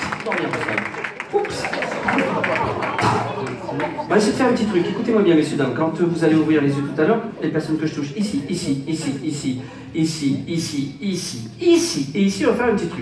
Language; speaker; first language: French; native; French